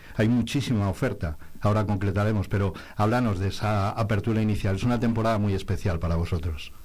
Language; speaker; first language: Spanish; native; Spanish